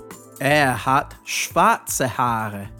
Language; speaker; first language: German; non-native, fluent; English